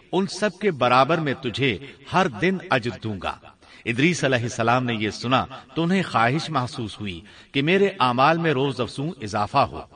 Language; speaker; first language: Urdu; native; Urdu